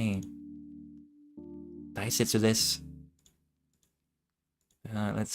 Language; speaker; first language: Japanese; non-native, learner; English